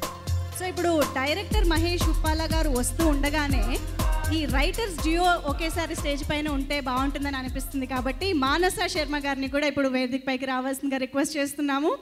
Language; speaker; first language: Telugu; native; Telugu